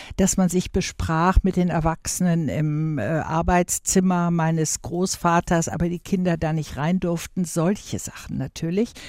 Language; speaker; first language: German; native; German